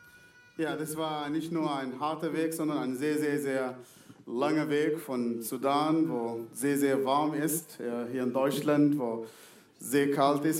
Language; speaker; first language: German; non-native, fluent; Arabic